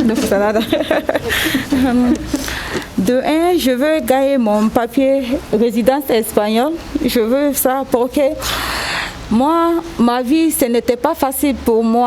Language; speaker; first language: French; non-native, local second language; Susu